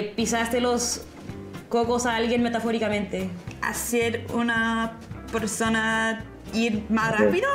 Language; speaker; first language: Spanish; non-native, fluent; English